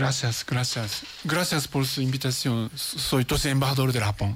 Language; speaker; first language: Spanish; non-native, learner; Japanese